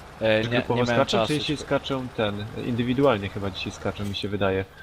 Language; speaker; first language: Polish; native; Polish